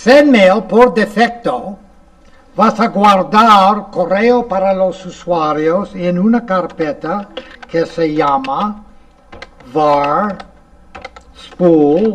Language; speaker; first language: Spanish; non-native, fluent; English